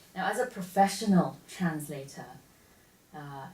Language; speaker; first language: English; early bilingual, other home language; Korean